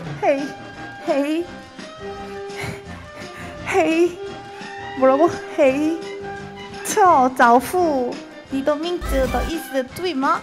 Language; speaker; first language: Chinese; non-native, learner; Korean